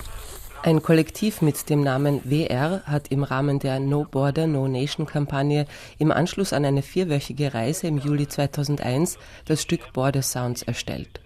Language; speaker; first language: German; native; German